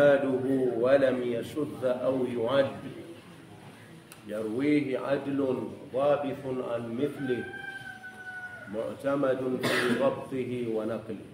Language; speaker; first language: Arabic; non-native, fluent; Swahili